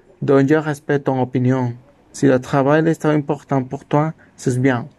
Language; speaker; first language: French; non-native, learner; Spanish